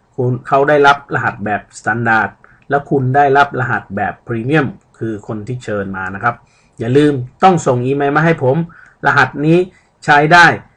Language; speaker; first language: Thai; early bilingual, other home language; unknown